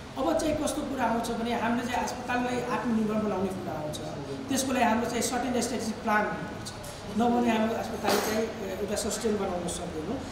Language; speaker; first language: Nepali; native; Nepali